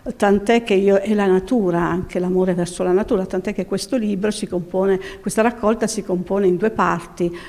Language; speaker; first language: Italian; native; Italian